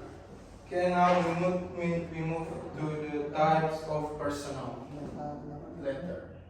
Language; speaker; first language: English; non-native, learner; Indonesian